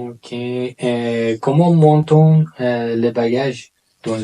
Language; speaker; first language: French; non-native, learner; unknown